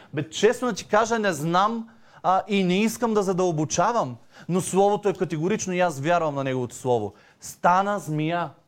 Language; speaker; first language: Bulgarian; native; Bulgarian